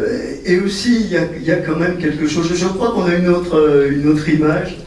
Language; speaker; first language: French; native; French